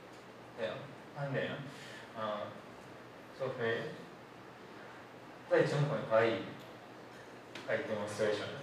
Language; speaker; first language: Chinese; non-native, learner; Japanese